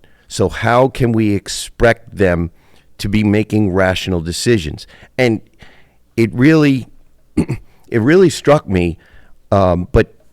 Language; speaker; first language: English; native; English